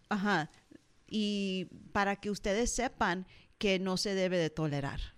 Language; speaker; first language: Spanish; early bilingual, heritage; English